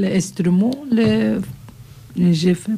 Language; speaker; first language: French; non-native, learner; Turkish